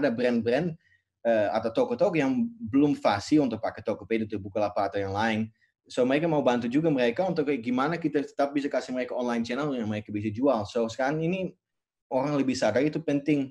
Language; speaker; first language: Indonesian; non-native, fluent; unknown